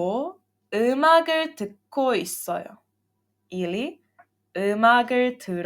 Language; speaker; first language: Korean; non-native, fluent; Serbian